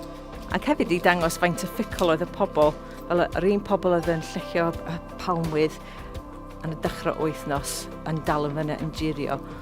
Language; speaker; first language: Welsh; non-native, local second language; English